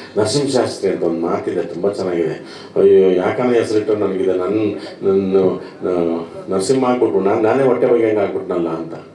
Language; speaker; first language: Kannada; native; Kannada